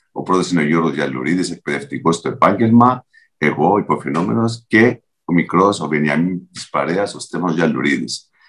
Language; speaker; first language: Greek; native; Greek